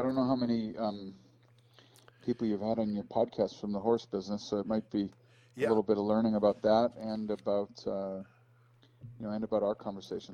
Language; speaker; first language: English; native; English